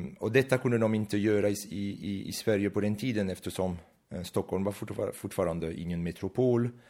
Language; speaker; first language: Swedish; non-native, fluent; French